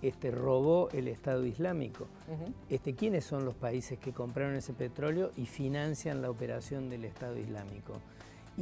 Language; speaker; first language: Spanish; native; Spanish